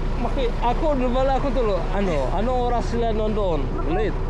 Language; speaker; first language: Filipino; non-native, fluent; Indonesian